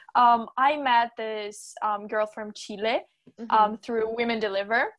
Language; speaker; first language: English; non-native, fluent; Portuguese